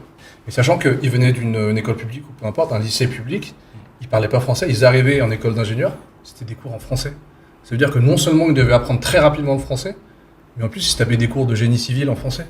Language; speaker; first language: French; native; French